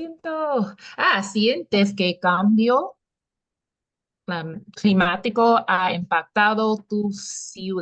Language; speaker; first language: Spanish; non-native, learner; English